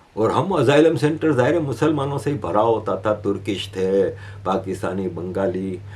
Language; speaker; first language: Hindi; native; Hindi